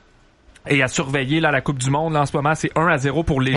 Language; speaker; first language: French; native; French